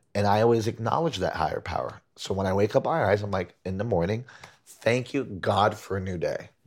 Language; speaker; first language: English; early bilingual, other home language; Spanish